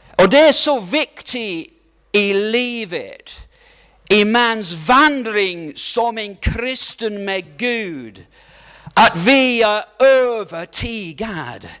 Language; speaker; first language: Swedish; non-native, fluent; English